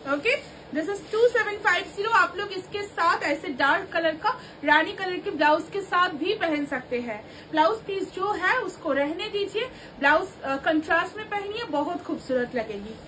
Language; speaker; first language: Hindi; non-native, local second language; Bangla